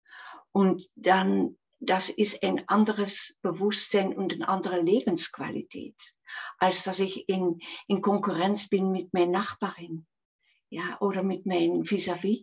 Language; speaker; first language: German; non-native, fluent; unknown